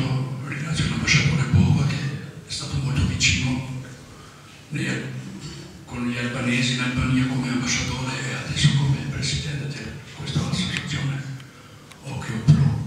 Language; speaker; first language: Italian; non-native, fluent; Albanian